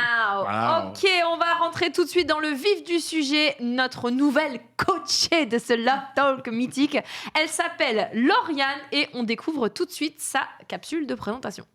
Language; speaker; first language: French; native; French